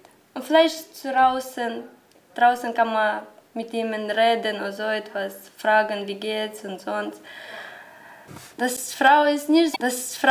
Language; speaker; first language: German; non-native, learner; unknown